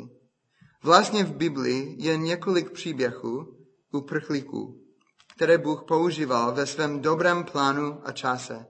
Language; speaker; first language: Czech; non-native, fluent; English